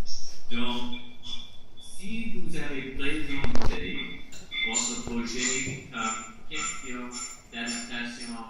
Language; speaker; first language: French; non-native, fluent; English